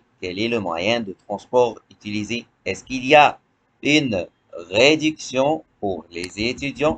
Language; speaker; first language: French; non-native, fluent; Arabic